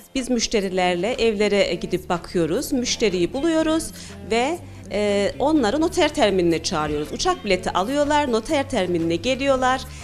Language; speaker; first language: Turkish; early bilingual, heritage; Turkish